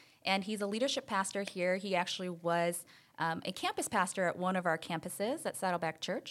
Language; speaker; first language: English; native; English